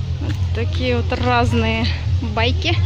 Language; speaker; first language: Russian; native; Russian